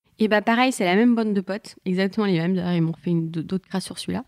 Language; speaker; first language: French; native; French